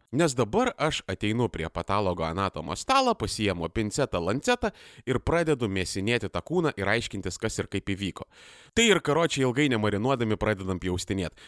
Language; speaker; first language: Lithuanian; native; Lithuanian